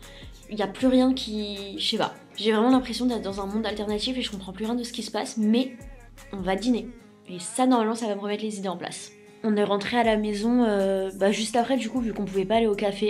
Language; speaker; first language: French; native; French